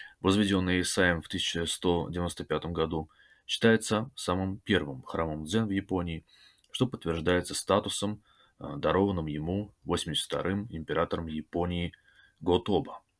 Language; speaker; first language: Russian; native; Russian